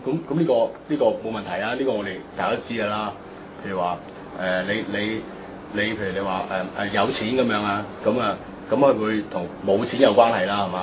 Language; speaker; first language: Chinese; non-native, local second language; Cantonese